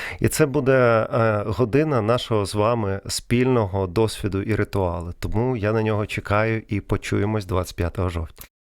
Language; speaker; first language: Ukrainian; non-native, local second language; Russian